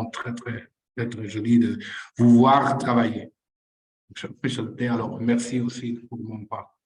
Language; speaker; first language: French; non-native, fluent; Spanish